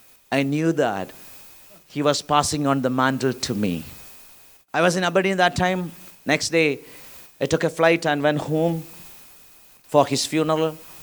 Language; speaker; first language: English; non-native, local second language; Malayalam